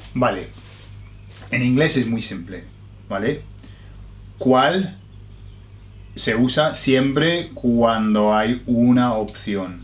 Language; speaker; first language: Spanish; non-native, fluent; English